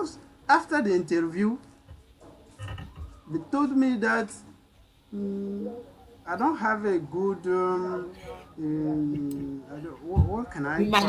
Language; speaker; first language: English; non-native, learner; French